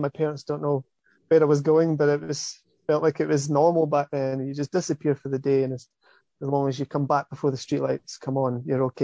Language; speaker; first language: English; native; English